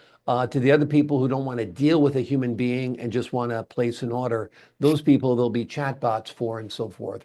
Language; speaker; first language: English; native; English